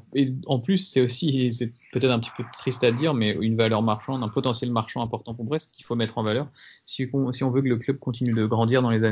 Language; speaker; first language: French; native; French